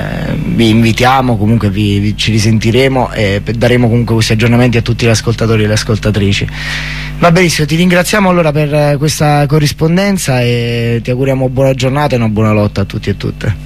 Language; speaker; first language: Italian; native; Italian